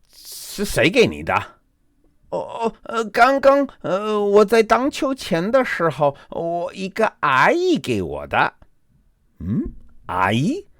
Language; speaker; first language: Chinese; non-native, fluent; English